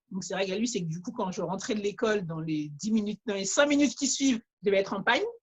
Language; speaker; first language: French; early bilingual, other home language; Bambara